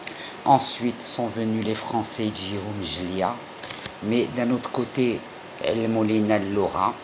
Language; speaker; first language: French; non-native, local second language; Arabic